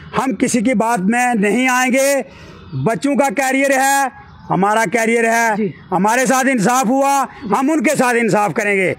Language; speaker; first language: Hindi; native; Hindi